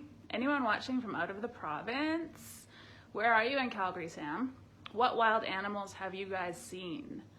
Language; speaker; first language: English; native; English